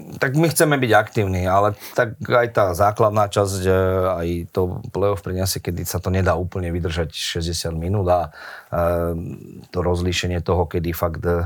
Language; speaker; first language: Slovak; native; Slovak